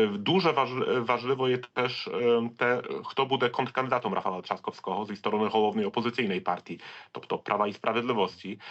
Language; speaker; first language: Polish; native; Polish